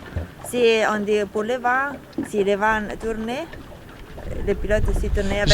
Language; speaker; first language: French; non-native, learner; Italian